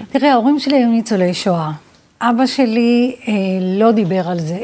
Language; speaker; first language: Hebrew; early bilingual, other home language; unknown